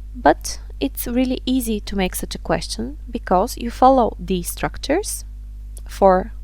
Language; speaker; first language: English; non-native, fluent; Bulgarian